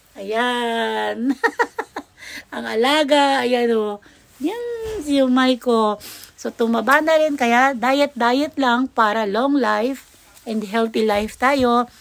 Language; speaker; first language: Filipino; native; Filipino